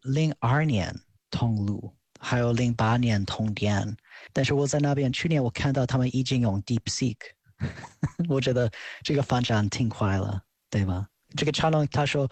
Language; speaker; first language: Chinese; non-native, fluent; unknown